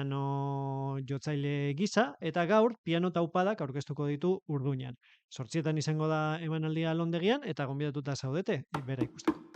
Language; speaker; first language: Basque; native; Basque